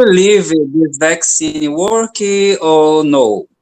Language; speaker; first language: English; non-native, learner; Portuguese